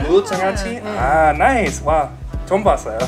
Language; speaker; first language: Korean; non-native, learner; English